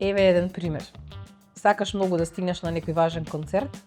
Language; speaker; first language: Macedonian; native; Macedonian